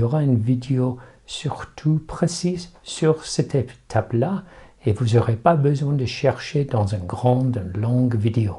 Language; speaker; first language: French; non-native, fluent; English